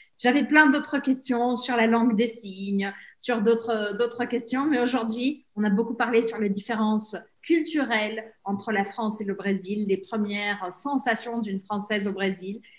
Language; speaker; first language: French; non-native, fluent; Portuguese